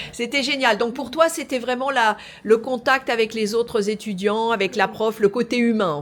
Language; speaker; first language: French; native; French